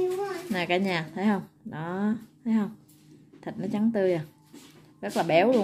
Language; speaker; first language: Vietnamese; native; Vietnamese